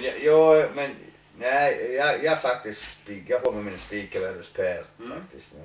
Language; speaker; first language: Swedish; non-native, learner; English